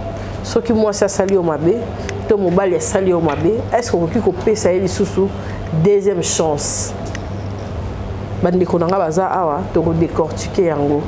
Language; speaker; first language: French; non-native, local second language; Lingala